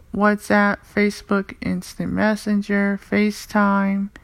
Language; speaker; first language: English; native; English